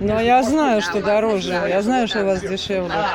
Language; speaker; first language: Russian; non-native, learner; Vietnamese